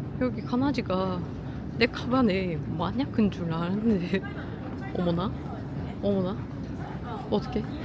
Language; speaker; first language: Korean; non-native, learner; Russian